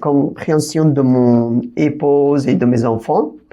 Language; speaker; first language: French; non-native, fluent; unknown